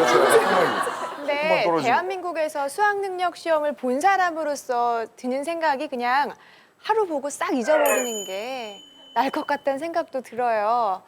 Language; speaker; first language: Korean; native; Korean